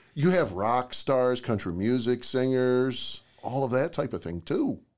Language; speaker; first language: English; native; English